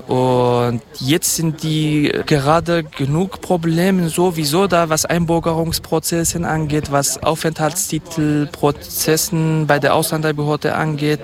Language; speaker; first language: German; non-native, fluent; Kurdish